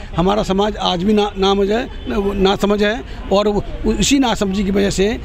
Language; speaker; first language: Hindi; native; Hindi